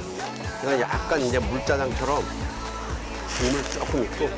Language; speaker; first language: Korean; native; Korean